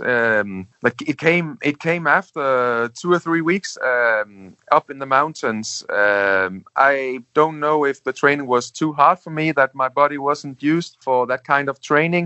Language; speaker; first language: English; non-native, fluent; Danish